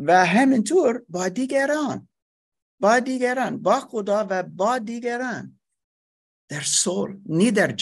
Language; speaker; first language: Persian; non-native, fluent; English